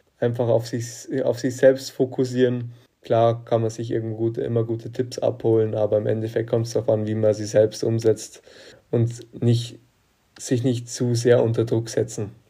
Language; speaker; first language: German; native; German